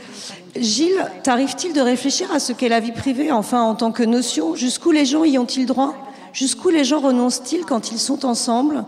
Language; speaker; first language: French; native; French